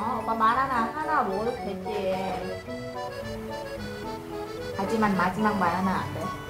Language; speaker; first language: Korean; non-native, learner; Vietnamese